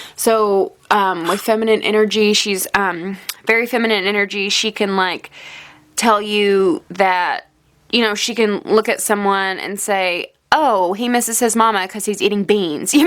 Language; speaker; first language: English; native; English